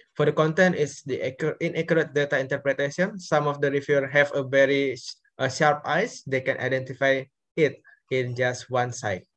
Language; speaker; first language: English; non-native, learner; Indonesian